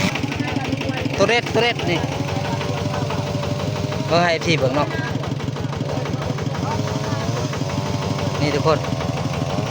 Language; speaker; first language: Thai; non-native, local second language; Lao